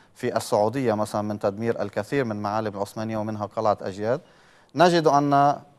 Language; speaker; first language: Arabic; native; Arabic